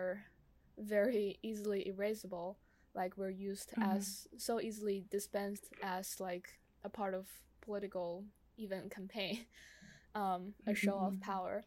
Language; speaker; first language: English; non-native, fluent; Chinese